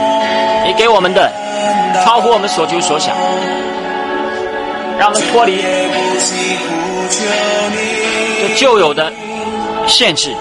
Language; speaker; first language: Chinese; native; Chinese